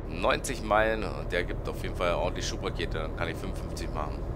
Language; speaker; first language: German; native; German